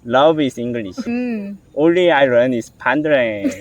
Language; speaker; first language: English; non-native, learner; Korean